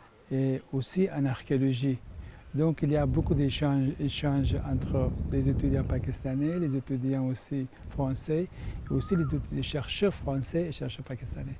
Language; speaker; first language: French; non-native, fluent; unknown